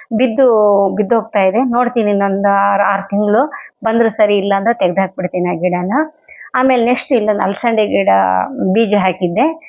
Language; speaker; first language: Kannada; non-native, local second language; Telugu